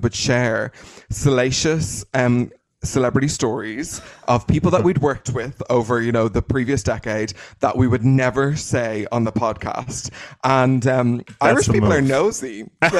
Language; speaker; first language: English; native; English